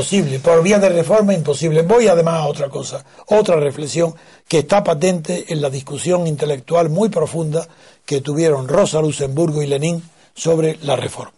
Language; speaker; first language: Spanish; native; Spanish